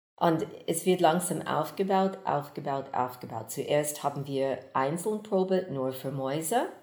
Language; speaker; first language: German; non-native, fluent; English